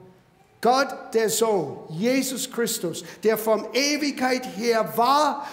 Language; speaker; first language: German; non-native, fluent; English